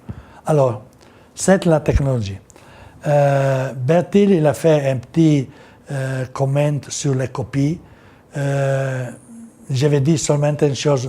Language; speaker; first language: French; non-native, learner; Italian